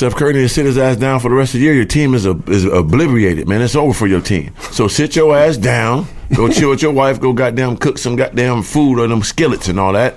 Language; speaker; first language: English; native; English